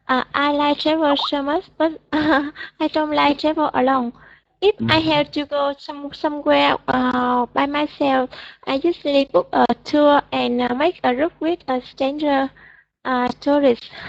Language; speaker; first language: English; non-native, learner; Vietnamese